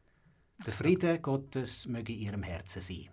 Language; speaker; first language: German; native; German